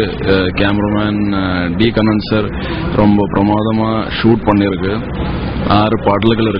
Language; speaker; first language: Tamil; non-native, fluent; Malayalam